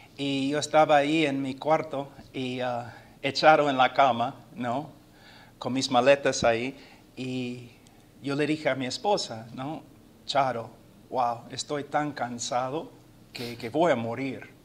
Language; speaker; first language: Spanish; non-native, fluent; English